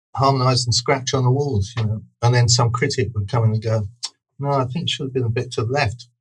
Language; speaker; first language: English; native; English